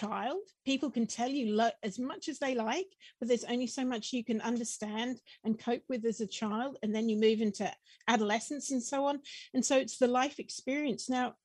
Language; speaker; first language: English; native; English